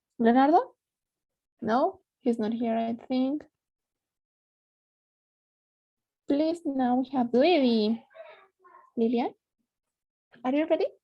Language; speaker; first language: English; non-native, fluent; Spanish